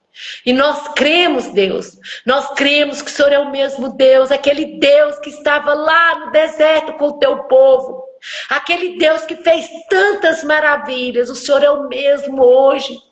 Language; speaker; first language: Portuguese; native; Portuguese